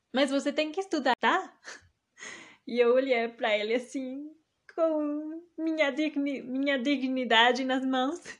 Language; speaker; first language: Portuguese; early bilingual, heritage; Portuguese